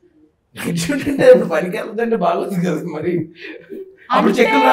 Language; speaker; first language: Telugu; native; Telugu